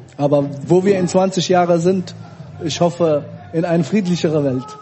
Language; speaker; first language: German; early bilingual, other home language; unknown